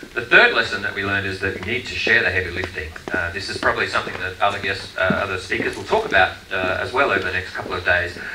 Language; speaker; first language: English; native; English